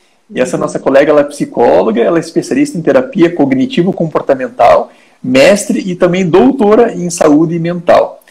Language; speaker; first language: Portuguese; native; Portuguese